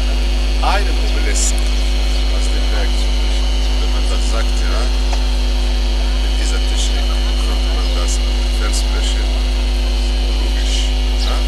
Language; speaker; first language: German; non-native, fluent; Arabic